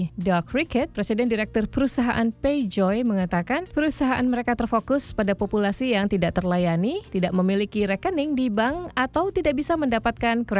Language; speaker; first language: Indonesian; native; Indonesian